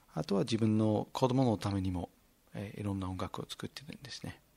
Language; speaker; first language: Japanese; non-native, fluent; English